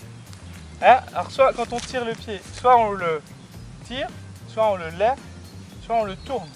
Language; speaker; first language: French; native; French